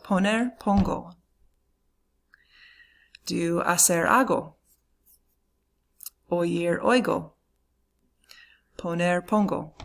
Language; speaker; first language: Spanish; non-native, fluent; English